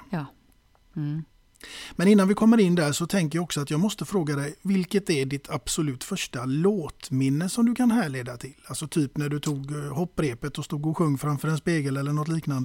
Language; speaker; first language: Swedish; native; Swedish